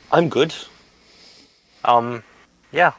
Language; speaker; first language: English; native; English